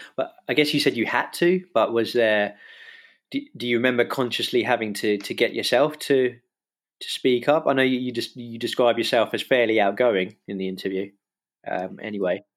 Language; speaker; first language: English; native; English